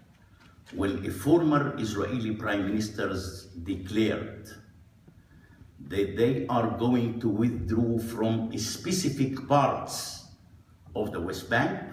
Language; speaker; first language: English; non-native, fluent; Arabic